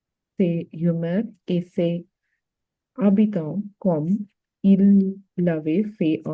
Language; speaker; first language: French; non-native, learner; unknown